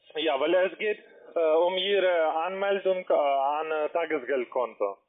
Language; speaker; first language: German; non-native, learner; Russian